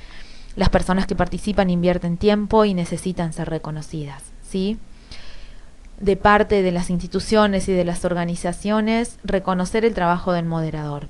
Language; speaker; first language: Spanish; native; Spanish